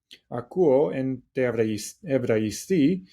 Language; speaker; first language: Greek; non-native, learner; English